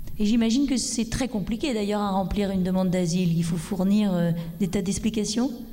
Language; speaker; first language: French; native; French